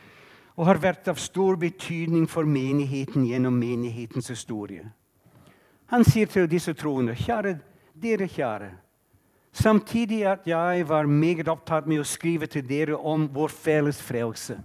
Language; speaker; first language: Norwegian; non-native, fluent; English